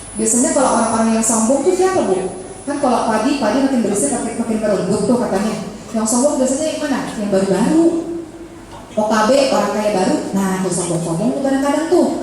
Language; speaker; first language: Indonesian; native; Indonesian